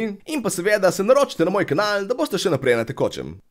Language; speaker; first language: Slovenian; native; Slovenian